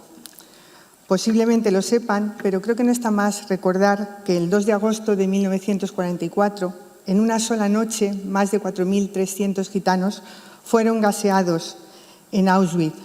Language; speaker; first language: Spanish; native; Spanish